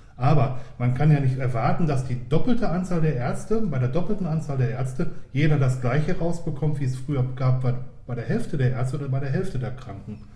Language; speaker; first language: German; native; German